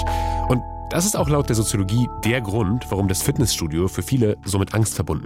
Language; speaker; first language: German; native; German